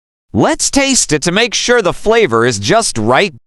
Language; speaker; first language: English; non-native, local second language; Filipino